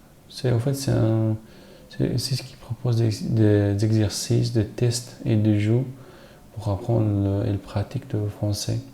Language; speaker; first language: French; non-native, learner; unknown